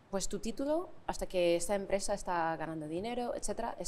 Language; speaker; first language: Spanish; non-native, fluent; English